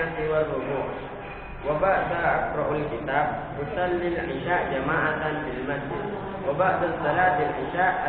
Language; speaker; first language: Arabic; non-native, learner; Indonesian